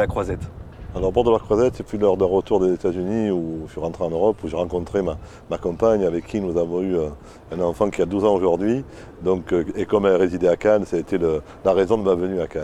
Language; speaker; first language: French; native; French